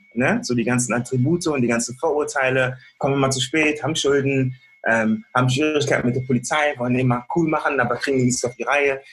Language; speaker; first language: German; native; German